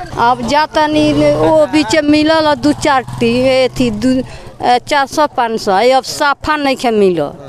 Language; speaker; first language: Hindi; native; Hindi